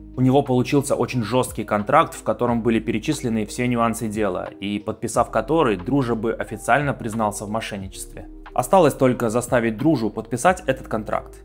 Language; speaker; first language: Russian; native; Russian